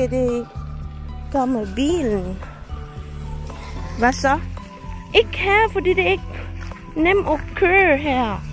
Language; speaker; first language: Danish; non-native, learner; Filipino